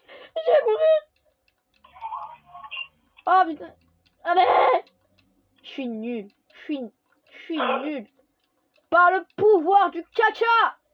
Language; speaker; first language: French; native; French